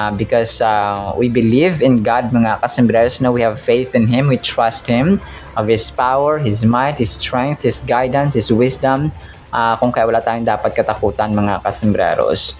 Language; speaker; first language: Filipino; non-native, local second language; Hiligaynon